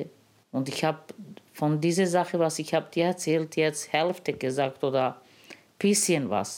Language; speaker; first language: German; non-native, learner; Romany